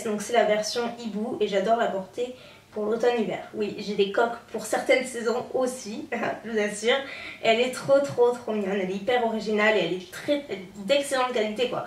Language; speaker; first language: French; native; French